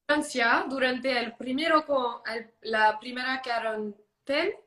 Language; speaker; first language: Spanish; non-native, learner; French